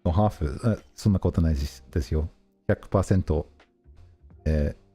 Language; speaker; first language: Japanese; non-native, learner; English